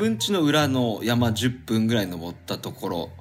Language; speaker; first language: Japanese; native; Japanese